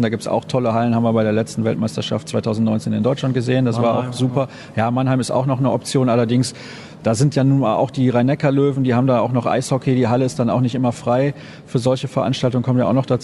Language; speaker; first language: German; native; German